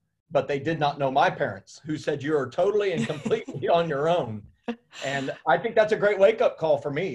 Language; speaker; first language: English; native; English